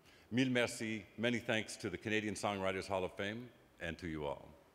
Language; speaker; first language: English; native; English